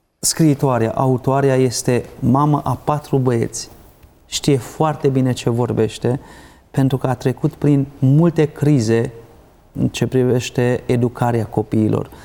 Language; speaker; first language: Romanian; non-native, local second language; Hungarian